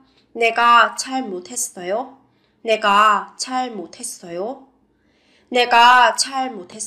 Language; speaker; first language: Korean; non-native, fluent; Vietnamese